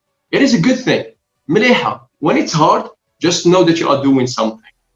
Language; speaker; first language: English; non-native, fluent; Arabic